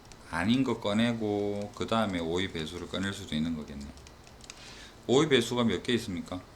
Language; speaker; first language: Korean; native; Korean